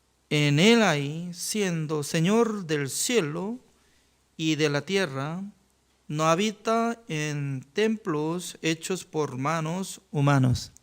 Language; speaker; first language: Spanish; non-native, fluent; Korean